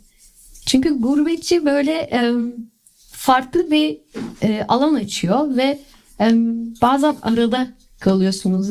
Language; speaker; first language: Turkish; early bilingual, heritage; Turkish